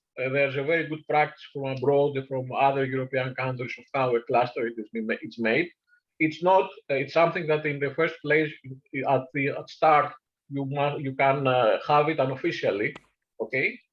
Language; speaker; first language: English; non-native, fluent; Greek